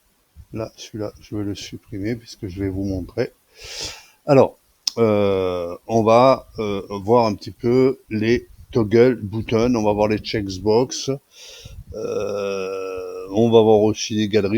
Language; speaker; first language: French; native; French